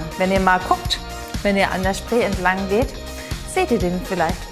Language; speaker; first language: German; native; German